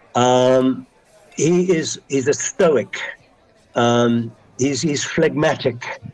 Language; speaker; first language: English; native; English